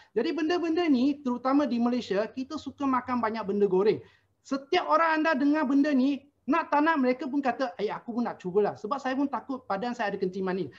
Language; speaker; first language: Malay; non-native, local second language; Chinese